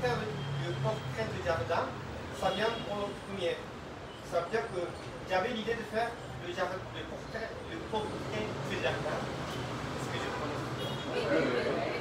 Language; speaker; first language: French; non-native, fluent; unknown